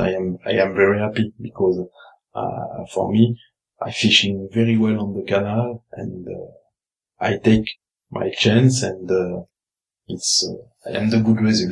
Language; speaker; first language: English; non-native, learner; French